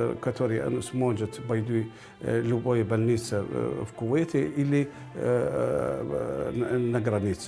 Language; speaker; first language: Russian; non-native, learner; Arabic